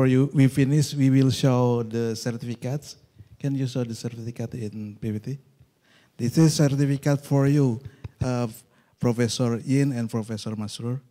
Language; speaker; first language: English; non-native, local second language; Indonesian